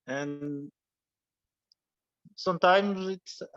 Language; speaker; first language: English; non-native, learner; Portuguese